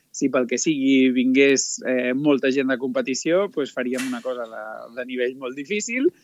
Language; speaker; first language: Catalan; native; Catalan